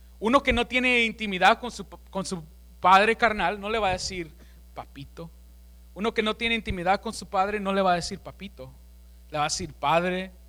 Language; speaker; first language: Spanish; early bilingual, heritage; Spanish